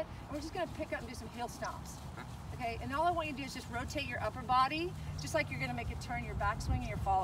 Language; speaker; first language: English; native; English